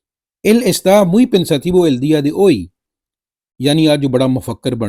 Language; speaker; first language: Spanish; non-native, fluent; Urdu